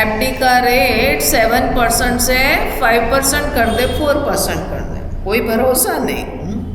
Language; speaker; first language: Hindi; non-native, local second language; Gujarati